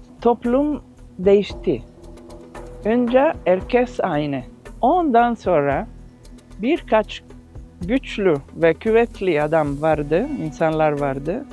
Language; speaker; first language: Turkish; non-native, learner; Italian